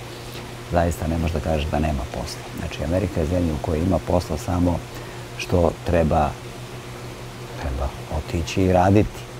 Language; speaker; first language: Croatian; native; Croatian